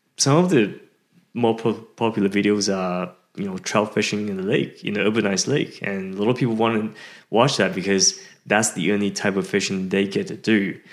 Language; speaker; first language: English; early bilingual, other home language; Chinese